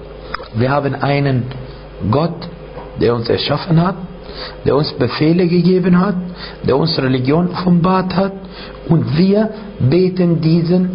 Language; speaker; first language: German; non-native, fluent; Arabic